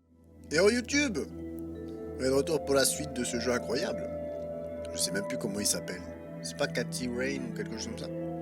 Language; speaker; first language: French; native; French